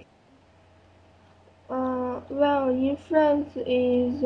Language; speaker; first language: English; non-native, learner; French